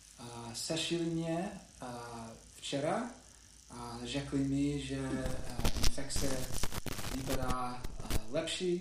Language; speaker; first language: Czech; non-native, learner; English